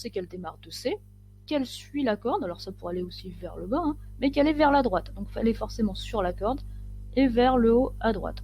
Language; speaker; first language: French; native; French